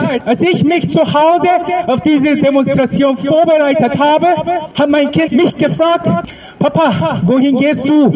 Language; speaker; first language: German; non-native, fluent; Korean